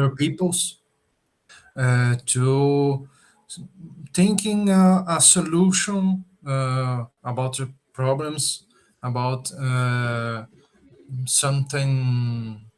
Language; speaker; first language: English; non-native, learner; Portuguese